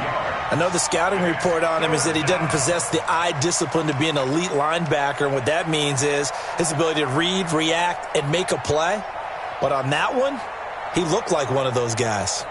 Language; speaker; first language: English; native; English